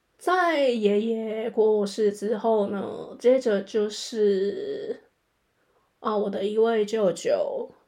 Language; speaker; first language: Chinese; non-native, local second language; Cantonese